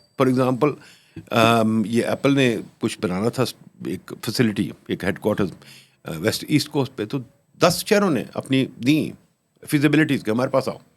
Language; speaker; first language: Urdu; native; Urdu